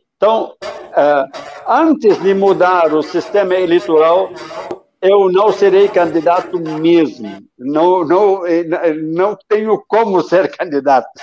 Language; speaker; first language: Portuguese; non-native, fluent; Arabic